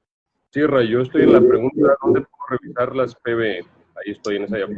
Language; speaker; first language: Spanish; native; Spanish